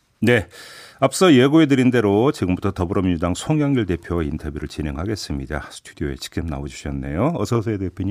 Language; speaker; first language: Korean; native; Korean